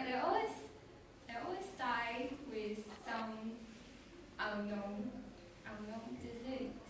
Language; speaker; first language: English; non-native, learner; Chinese